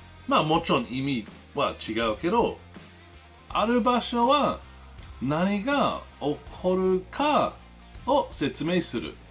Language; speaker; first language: Japanese; non-native, learner; English